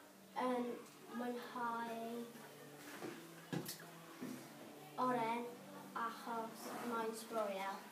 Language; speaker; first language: Welsh; non-native, local second language; English